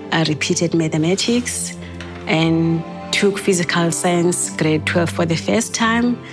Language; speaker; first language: English; non-native, local second language; Zulu